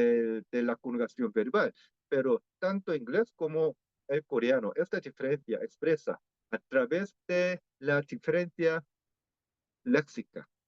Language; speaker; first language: Spanish; non-native, fluent; Korean